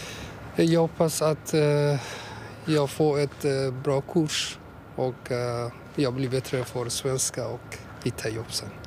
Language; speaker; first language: Swedish; non-native, learner; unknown